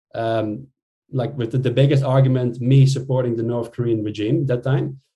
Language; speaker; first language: English; non-native, fluent; Dutch